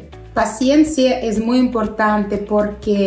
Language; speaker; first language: Spanish; non-native, fluent; Russian